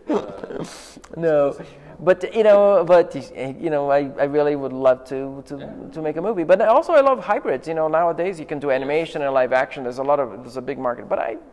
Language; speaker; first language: English; non-native, fluent; Portuguese